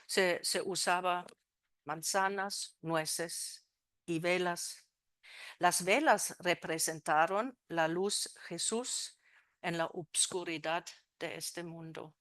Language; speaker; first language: Spanish; non-native, fluent; German